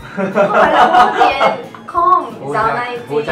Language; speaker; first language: Vietnamese; non-native, learner; Korean